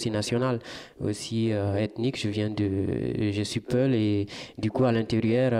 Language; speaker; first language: French; non-native, local second language; Fula